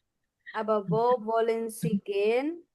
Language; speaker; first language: German; non-native, fluent; Filipino